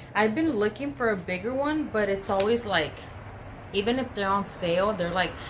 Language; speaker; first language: English; early bilingual, other home language; Spanish